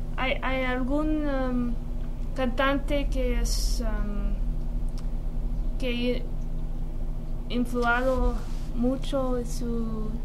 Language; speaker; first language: Spanish; non-native, fluent; English